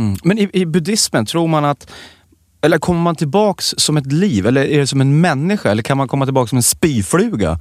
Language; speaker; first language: Swedish; native; Swedish